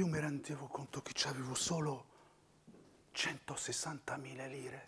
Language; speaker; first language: Italian; non-native, fluent; Riffian